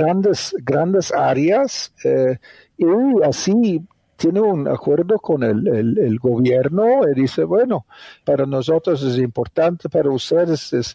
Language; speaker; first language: Spanish; non-native, fluent; Dutch